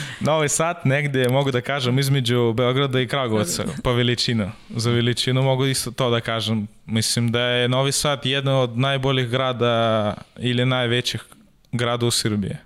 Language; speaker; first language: Serbian; non-native, learner; Russian